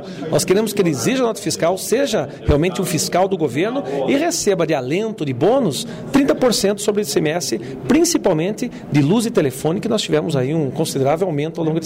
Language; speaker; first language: Portuguese; native; Portuguese